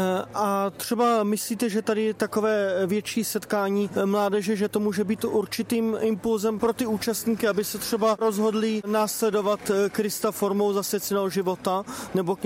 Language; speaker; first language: Czech; native; Czech